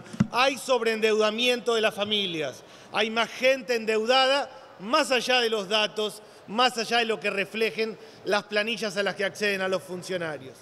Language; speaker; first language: Spanish; native; Spanish